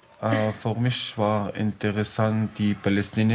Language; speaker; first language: German; non-native, learner; Arabic